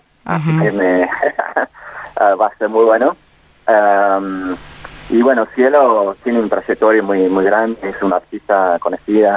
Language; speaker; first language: Spanish; non-native, fluent; English